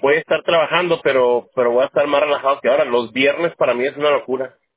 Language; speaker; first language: Spanish; native; Spanish